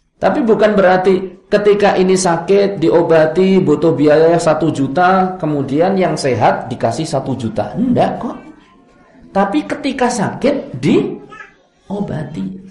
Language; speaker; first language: Indonesian; non-native, local second language; Javanese